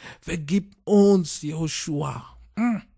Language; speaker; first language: German; non-native, fluent; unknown